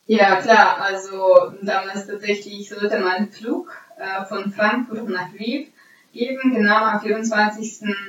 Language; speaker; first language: German; non-native, fluent; Ukrainian